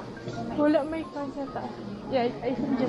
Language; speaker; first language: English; non-native, local second language; Filipino